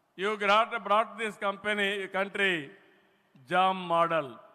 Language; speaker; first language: English; non-native, local second language; Telugu